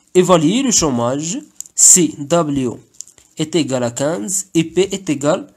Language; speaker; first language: French; non-native, local second language; Arabic